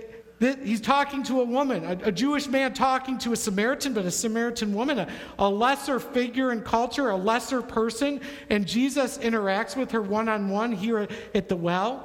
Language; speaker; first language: English; native; English